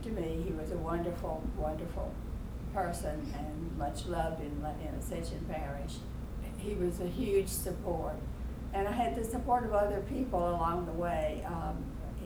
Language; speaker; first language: English; native; English